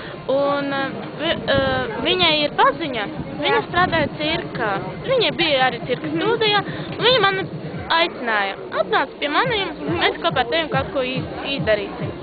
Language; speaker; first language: Latvian; non-native, local second language; Russian